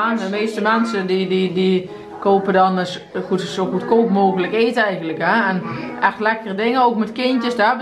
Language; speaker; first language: Dutch; native; Dutch